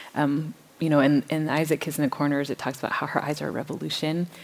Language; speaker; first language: English; native; English